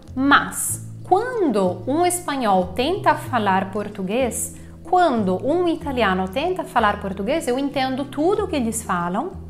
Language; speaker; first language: Portuguese; non-native, fluent; Italian